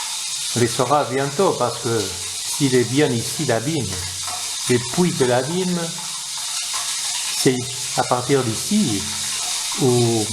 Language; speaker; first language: French; non-native, fluent; Spanish